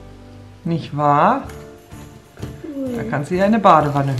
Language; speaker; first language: German; native; German